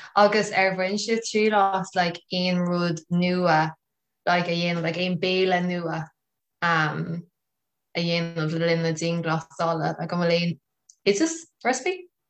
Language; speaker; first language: Irish; non-native, local second language; English